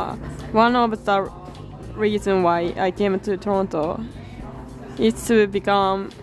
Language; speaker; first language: English; non-native, learner; Japanese